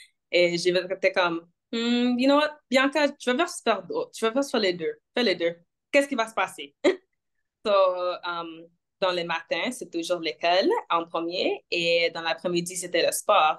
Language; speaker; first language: French; non-native, local second language; English